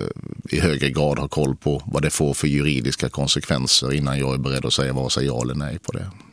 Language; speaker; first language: Swedish; native; Swedish